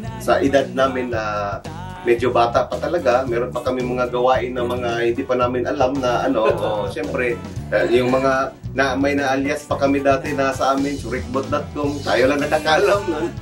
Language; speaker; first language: Filipino; non-native, local second language; Cebuano